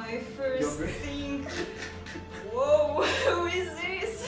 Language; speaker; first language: English; non-native, learner; Russian